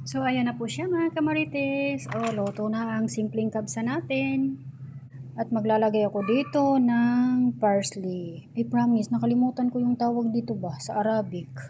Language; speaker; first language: Filipino; native; Filipino